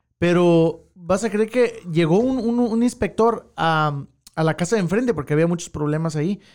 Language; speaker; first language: Spanish; early bilingual, heritage; Spanish